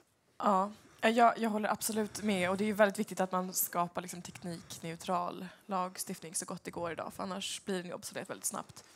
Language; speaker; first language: Swedish; native; Swedish